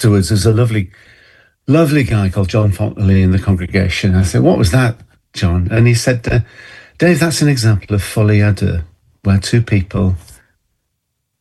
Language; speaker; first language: English; native; English